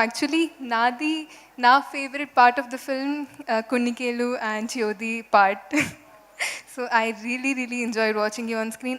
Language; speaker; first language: Telugu; non-native, local second language; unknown